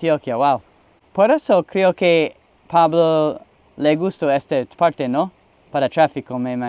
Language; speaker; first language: Spanish; non-native, learner; English